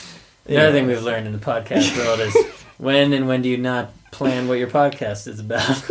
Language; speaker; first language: English; native; English